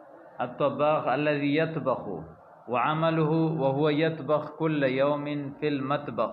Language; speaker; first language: Arabic; non-native, fluent; Urdu